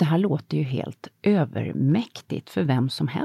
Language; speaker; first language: Swedish; native; Swedish